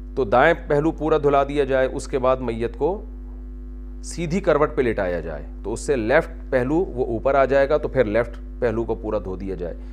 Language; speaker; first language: Urdu; native; Urdu